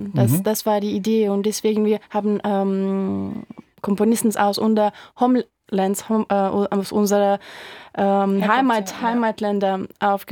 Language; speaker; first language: German; non-native, fluent; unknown